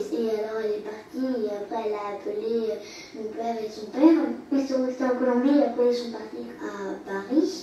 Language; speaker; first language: French; early bilingual, other home language; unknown